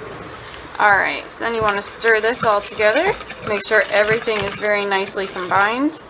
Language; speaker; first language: English; native; English